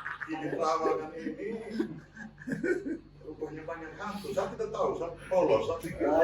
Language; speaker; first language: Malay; non-native, local second language; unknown